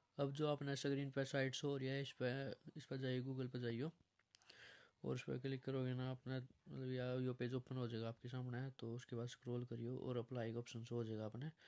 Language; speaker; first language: Hindi; non-native, local second language; Punjabi